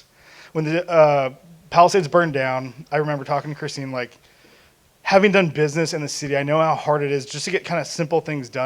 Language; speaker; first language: English; native; English